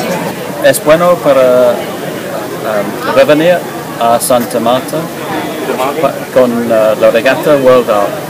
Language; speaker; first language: Spanish; non-native, learner; English